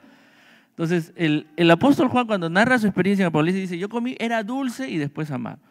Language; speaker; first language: Spanish; native; Spanish